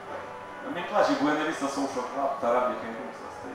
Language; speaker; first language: Romanian; non-native, local second language; Russian